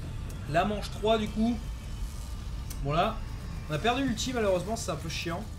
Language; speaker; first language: French; native; French